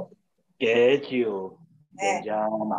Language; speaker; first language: Chinese; non-native, learner; Indonesian